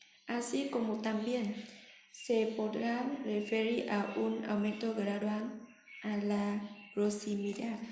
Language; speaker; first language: Spanish; non-native, learner; Vietnamese